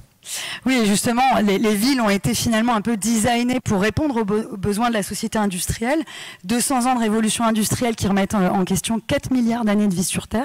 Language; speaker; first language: French; native; French